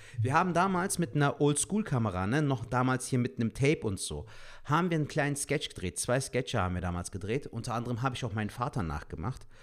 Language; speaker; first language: German; native; German